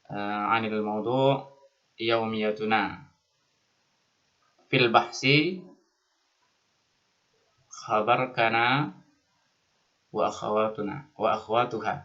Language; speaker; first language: Arabic; non-native, fluent; Indonesian